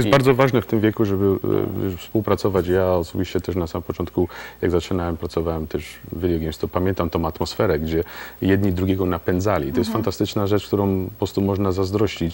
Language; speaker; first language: Polish; native; Polish